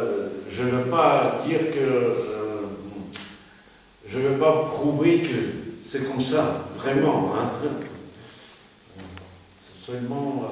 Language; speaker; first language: French; non-native, fluent; Russian